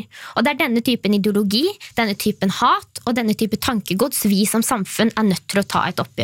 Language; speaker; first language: Norwegian; native; Norwegian